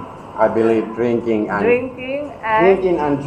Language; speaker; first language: English; non-native, learner; Finnish